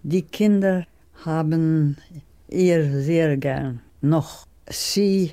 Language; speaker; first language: German; non-native, fluent; Swedish